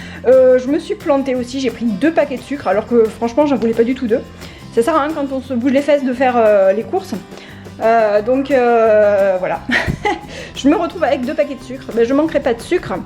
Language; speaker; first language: French; native; French